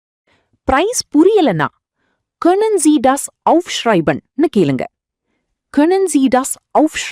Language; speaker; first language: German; non-native, fluent; Tamil